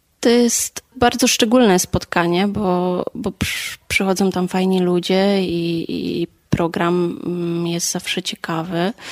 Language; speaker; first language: Polish; native; Polish